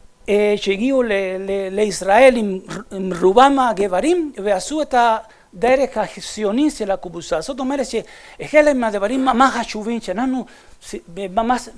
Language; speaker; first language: Hebrew; non-native, fluent; Spanish